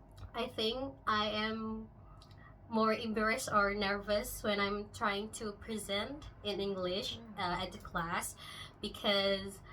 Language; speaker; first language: English; non-native, local second language; Indonesian